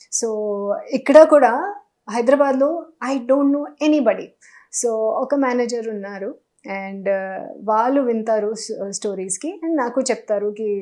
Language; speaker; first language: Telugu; non-native, learner; Hindi